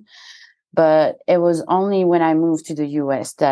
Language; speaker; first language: English; non-native, fluent; French